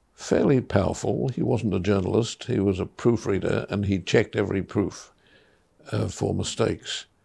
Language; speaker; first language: English; native; English